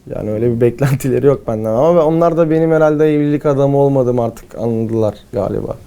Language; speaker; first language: Turkish; native; Turkish